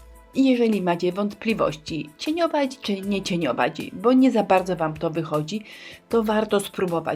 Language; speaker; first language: Polish; native; Polish